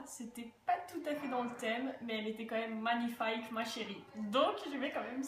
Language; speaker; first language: French; native; French